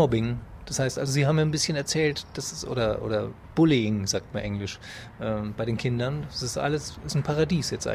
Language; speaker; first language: German; native; German